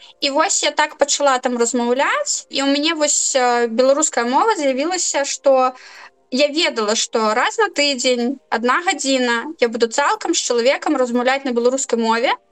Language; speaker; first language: Belarusian; non-native, local second language; Russian